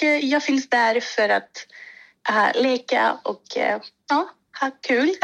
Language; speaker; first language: Swedish; non-native, fluent; Greek